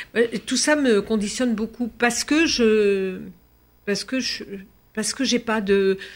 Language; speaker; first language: French; native; French